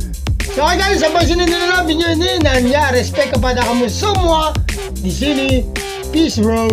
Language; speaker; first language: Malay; non-native, learner; Filipino